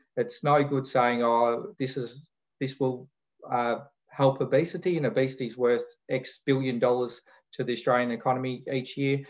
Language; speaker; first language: English; native; English